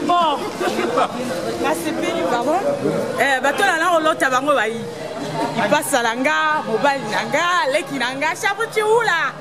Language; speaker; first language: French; non-native, local second language; Lingala